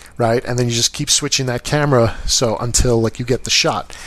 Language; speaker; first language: English; native; English